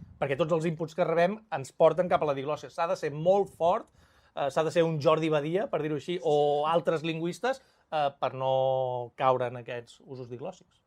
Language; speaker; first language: Catalan; native; Catalan